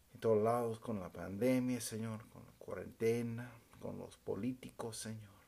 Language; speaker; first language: Spanish; non-native, fluent; English